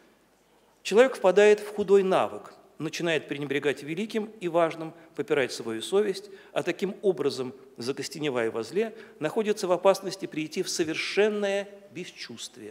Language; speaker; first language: Russian; native; Russian